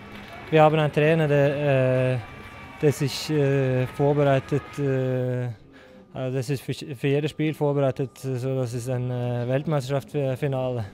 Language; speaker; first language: German; non-native, fluent; Norwegian